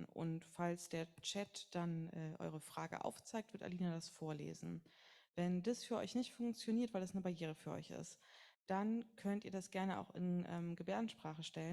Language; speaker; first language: German; native; German